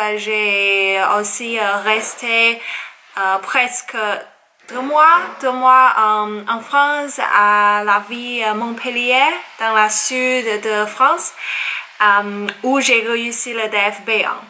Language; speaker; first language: French; non-native, learner; Chinese